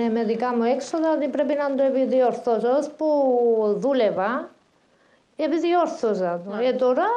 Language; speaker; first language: Greek; non-native, local second language; Turkish